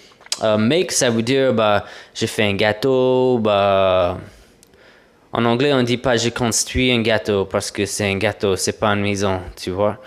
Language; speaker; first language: French; non-native, fluent; English